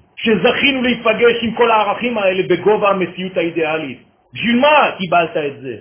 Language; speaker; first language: Hebrew; non-native, fluent; French